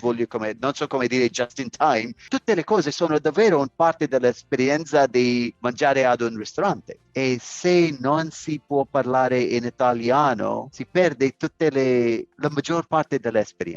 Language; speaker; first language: Italian; non-native, learner; English